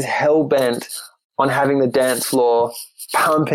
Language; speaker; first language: English; native; English